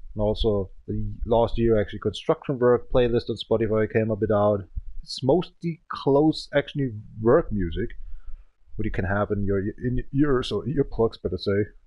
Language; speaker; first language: English; non-native, learner; German